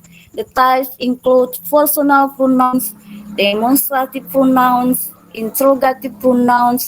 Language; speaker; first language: English; non-native, learner; Indonesian